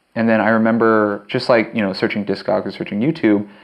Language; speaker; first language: English; native; English